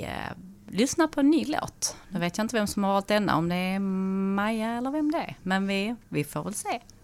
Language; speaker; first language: Swedish; native; Swedish